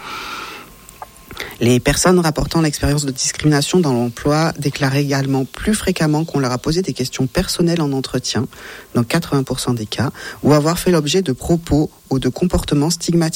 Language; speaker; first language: French; native; French